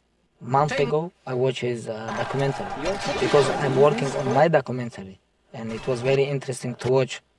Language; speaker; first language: English; non-native, learner; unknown